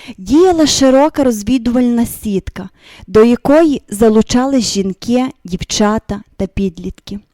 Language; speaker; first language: Ukrainian; native; Ukrainian